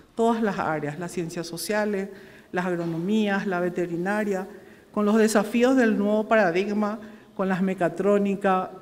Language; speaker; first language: Spanish; native; Spanish